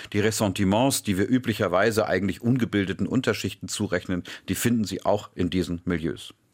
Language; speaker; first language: German; native; German